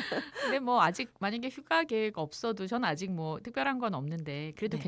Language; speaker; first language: Korean; native; Korean